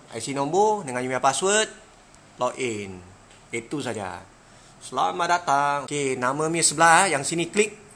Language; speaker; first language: Malay; non-native, local second language; Chinese